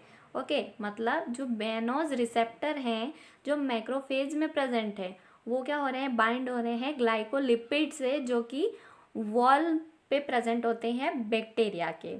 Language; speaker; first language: Hindi; native; Hindi